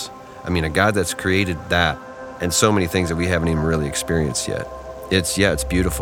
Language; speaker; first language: English; native; English